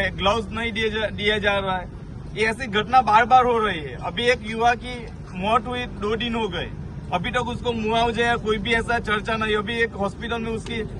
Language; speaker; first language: Hindi; non-native, local second language; Gujarati